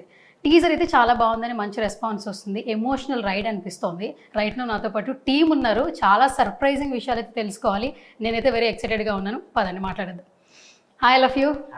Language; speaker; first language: Telugu; native; Telugu